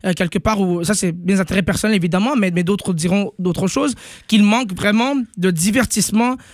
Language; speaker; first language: French; native; French